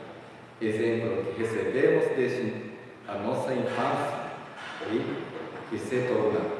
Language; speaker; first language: Portuguese; non-native, fluent; Japanese